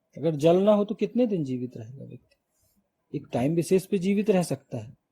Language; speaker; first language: Hindi; native; Hindi